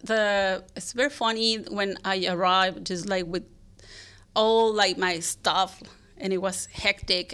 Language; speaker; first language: English; non-native, fluent; Spanish